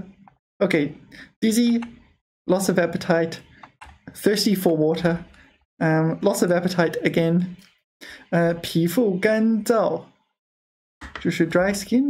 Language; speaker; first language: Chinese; non-native, learner; English